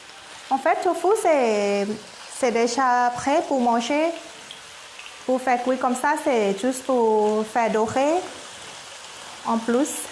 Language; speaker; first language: French; non-native, learner; Thai